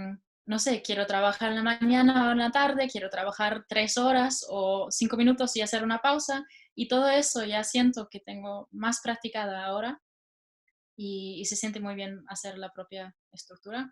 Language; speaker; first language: Spanish; non-native, fluent; German